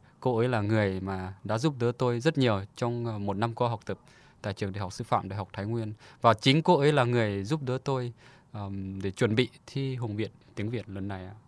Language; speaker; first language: Vietnamese; non-native, fluent; Lao